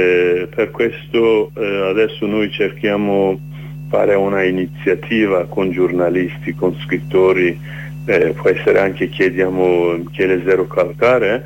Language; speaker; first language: Italian; non-native, learner; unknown